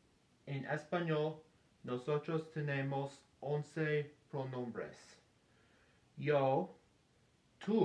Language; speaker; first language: Spanish; non-native, learner; English